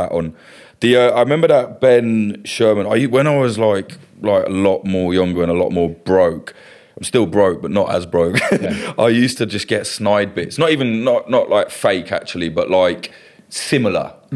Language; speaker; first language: English; native; English